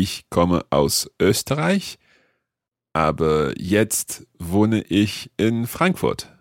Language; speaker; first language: German; non-native, learner; English